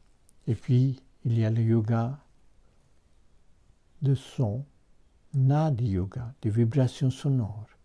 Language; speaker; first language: French; non-native, fluent; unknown